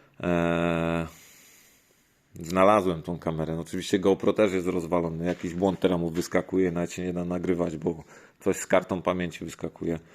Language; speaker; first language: Polish; native; Polish